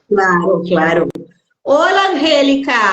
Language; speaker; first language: Spanish; non-native, fluent; Portuguese